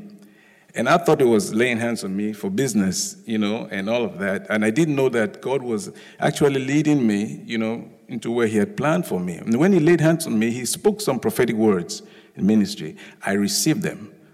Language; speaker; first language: English; non-native, local second language; Yoruba